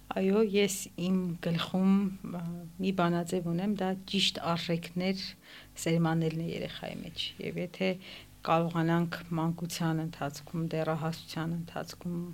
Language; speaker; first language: Armenian; native; Armenian